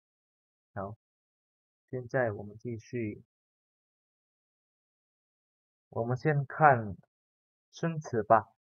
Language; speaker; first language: Chinese; non-native, fluent; Indonesian